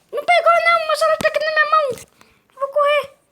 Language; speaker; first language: Portuguese; native; Portuguese